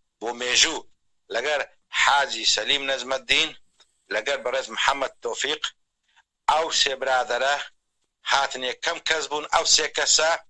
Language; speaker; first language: Central Kurdish; native; Central Kurdish